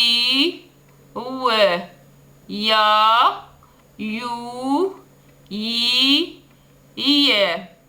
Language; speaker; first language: Arabic; native; Arabic